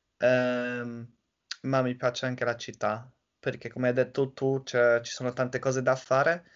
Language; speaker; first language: Italian; non-native, fluent; English